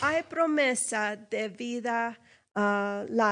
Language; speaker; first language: Spanish; early bilingual, heritage; English